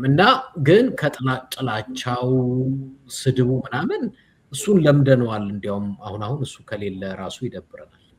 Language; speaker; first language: Amharic; native; Amharic